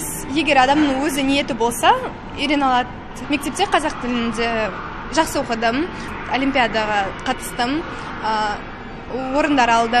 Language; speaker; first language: Kazakh; non-native, local second language; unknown